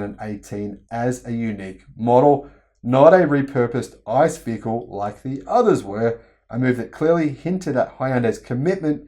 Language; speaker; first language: English; native; English